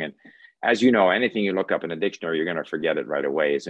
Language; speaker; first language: English; early bilingual, other home language; Swedish